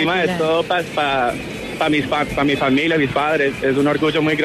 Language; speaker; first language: Spanish; early bilingual, heritage; Spanish